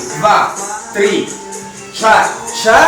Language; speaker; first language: Slovenian; non-native, learner; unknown